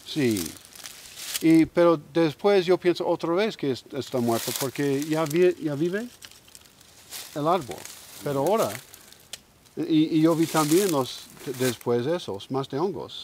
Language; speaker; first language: Spanish; non-native, learner; English